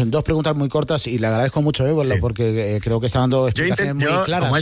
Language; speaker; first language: Spanish; native; Spanish